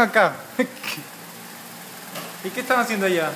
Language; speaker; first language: Spanish; native; Spanish